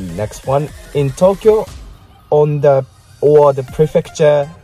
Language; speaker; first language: English; non-native, fluent; Japanese